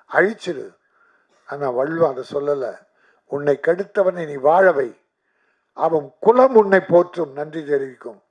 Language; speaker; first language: Tamil; native; Tamil